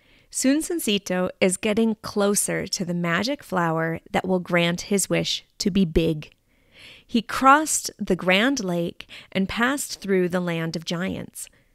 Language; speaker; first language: English; native; English